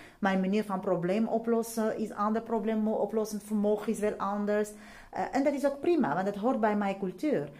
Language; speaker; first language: Dutch; non-native, fluent; Armenian